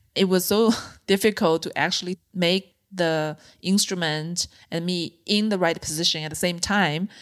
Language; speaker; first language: English; non-native, fluent; Chinese